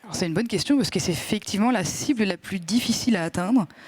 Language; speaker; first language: French; native; French